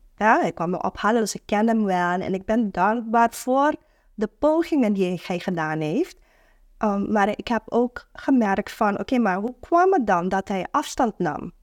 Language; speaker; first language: Dutch; non-native, local second language; Papiamento